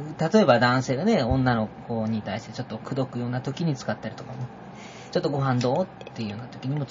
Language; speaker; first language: Japanese; native; Japanese